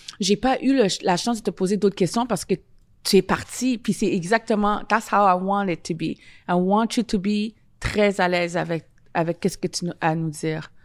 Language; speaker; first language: French; native; French